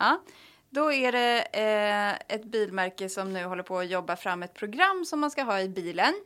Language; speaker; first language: Swedish; native; Swedish